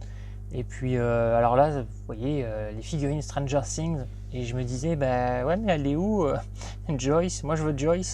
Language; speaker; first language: French; native; French